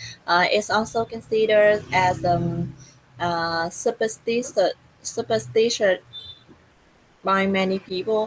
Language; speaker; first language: English; non-native, learner; Vietnamese